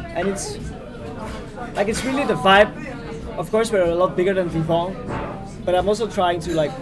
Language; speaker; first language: English; non-native, fluent; Dutch